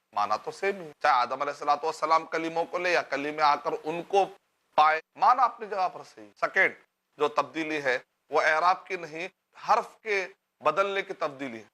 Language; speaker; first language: Urdu; native; Urdu